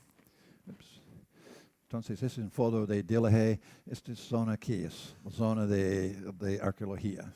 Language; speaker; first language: Spanish; non-native, learner; English